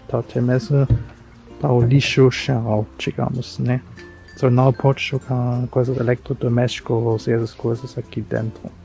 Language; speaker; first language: Portuguese; non-native, fluent; German